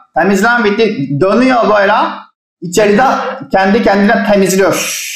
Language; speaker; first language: Turkish; non-native, fluent; Japanese